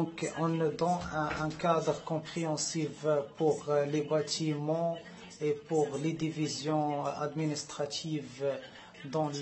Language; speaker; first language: French; non-native, learner; Arabic